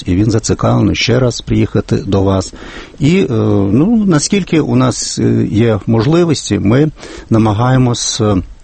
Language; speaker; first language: Ukrainian; non-native, fluent; Lithuanian